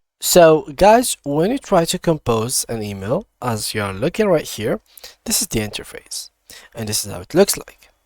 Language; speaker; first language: English; non-native, fluent; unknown